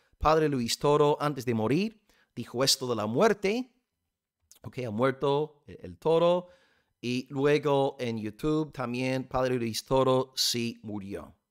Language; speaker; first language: Spanish; non-native, fluent; English